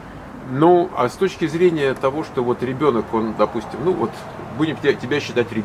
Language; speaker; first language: Russian; native; Russian